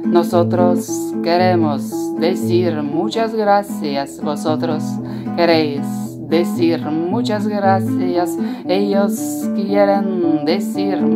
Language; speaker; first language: Spanish; non-native, fluent; Ukrainian